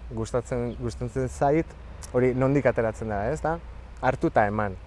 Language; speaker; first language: Basque; non-native, fluent; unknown